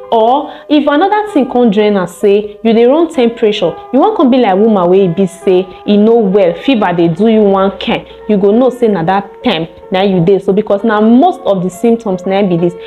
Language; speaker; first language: Nigerian Pidgin; native; Nigerian Pidgin